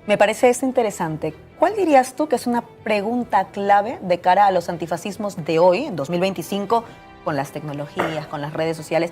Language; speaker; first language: Spanish; native; Spanish